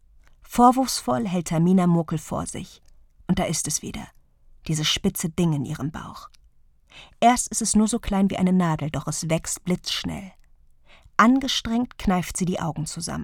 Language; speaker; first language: German; native; German